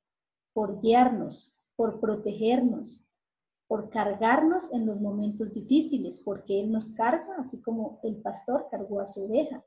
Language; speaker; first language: Spanish; native; Spanish